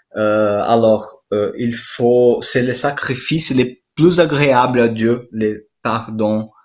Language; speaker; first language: French; non-native, fluent; Portuguese